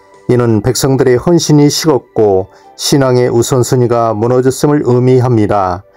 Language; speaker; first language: Korean; native; Korean